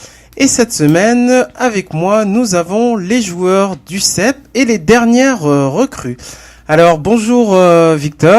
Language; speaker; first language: French; native; French